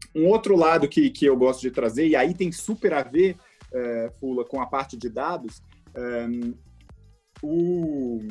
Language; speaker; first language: Portuguese; native; Portuguese